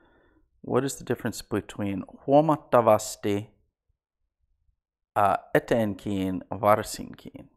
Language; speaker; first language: Finnish; non-native, learner; English